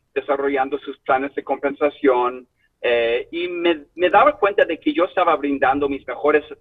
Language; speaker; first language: Spanish; non-native, fluent; English